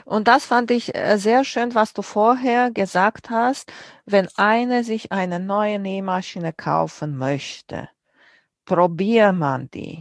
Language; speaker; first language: German; non-native, fluent; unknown